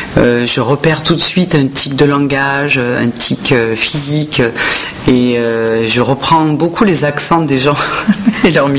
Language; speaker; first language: French; native; French